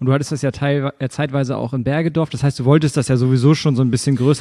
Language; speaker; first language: German; native; German